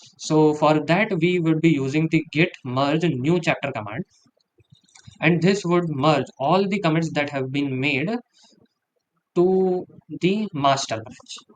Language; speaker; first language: English; non-native, local second language; Hindi